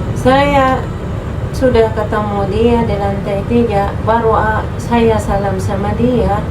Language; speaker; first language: Indonesian; non-native, fluent; Arabic